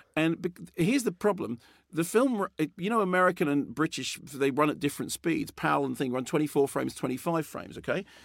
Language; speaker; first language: English; native; English